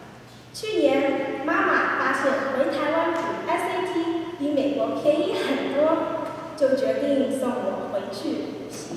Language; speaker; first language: Chinese; early bilingual, heritage; Chinese